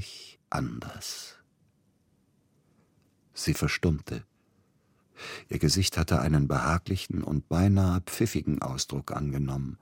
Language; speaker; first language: German; native; German